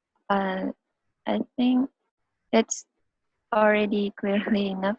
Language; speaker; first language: English; non-native, learner; Indonesian